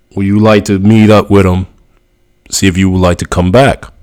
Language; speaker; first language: English; early bilingual, other home language; Spanish